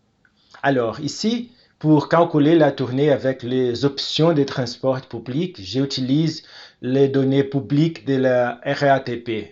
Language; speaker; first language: French; non-native, fluent; Portuguese